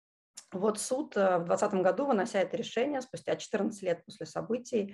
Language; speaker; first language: Russian; native; Russian